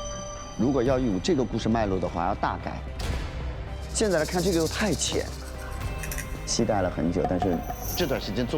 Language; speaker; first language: Chinese; native; Chinese